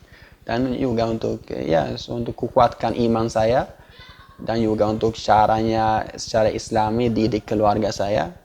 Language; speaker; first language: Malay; non-native, fluent; Swedish